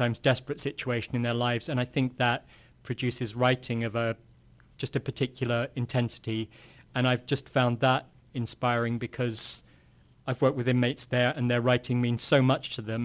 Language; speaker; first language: English; native; English